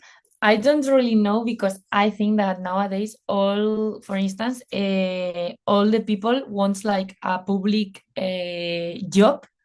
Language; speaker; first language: English; non-native, fluent; Spanish